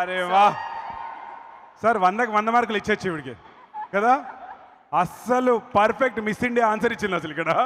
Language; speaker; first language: Telugu; native; Telugu